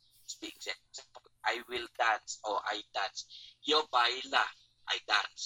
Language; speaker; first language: English; non-native, local second language; Chavacano